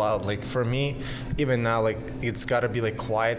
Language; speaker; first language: English; non-native, fluent; Russian